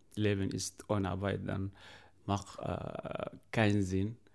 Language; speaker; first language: German; non-native, learner; Arabic